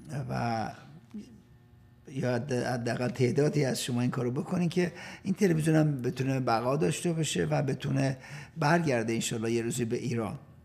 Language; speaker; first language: Persian; native; Persian